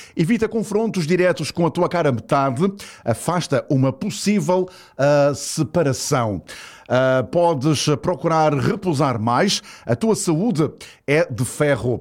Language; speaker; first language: Portuguese; native; Portuguese